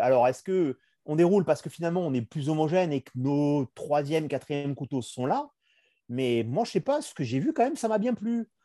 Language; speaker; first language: French; native; French